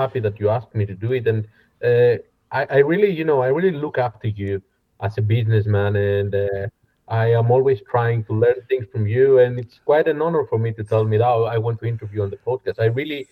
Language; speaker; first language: English; non-native, fluent; Greek